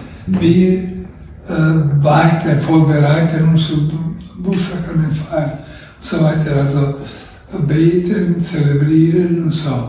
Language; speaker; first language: German; non-native, learner; Croatian